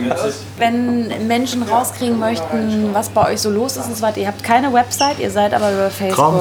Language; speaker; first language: German; native; German